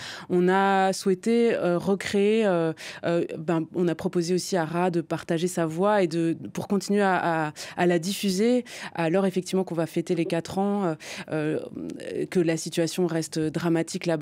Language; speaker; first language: French; native; French